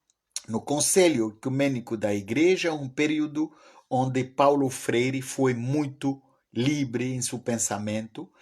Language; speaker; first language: Portuguese; non-native, fluent; French